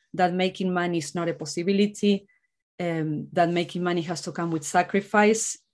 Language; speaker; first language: English; non-native, fluent; Spanish